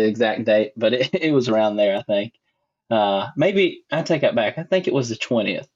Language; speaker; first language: English; native; English